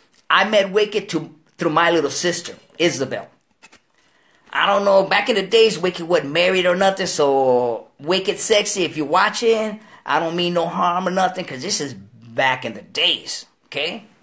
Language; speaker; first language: English; early bilingual, other home language; Spanish